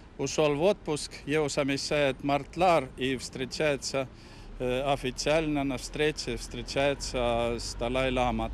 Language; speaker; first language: Russian; non-native, local second language; Estonian